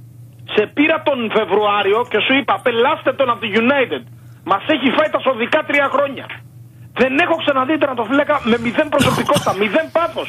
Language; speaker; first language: Greek; native; Greek